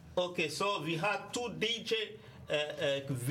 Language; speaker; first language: Danish; non-native, learner; French